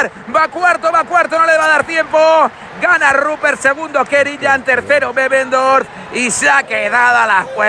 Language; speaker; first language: Spanish; native; Spanish